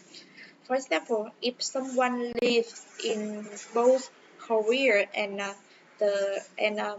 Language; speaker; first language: English; non-native, learner; Vietnamese